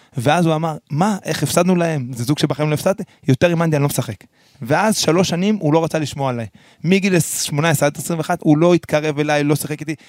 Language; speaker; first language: Hebrew; early bilingual, other home language; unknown